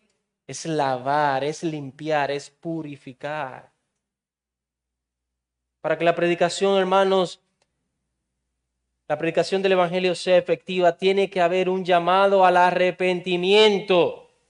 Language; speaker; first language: Spanish; native; Spanish